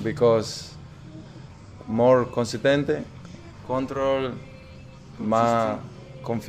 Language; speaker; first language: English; non-native, learner; Spanish